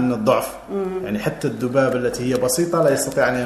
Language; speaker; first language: Arabic; native; Arabic